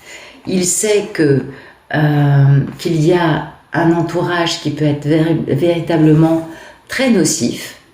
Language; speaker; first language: French; native; French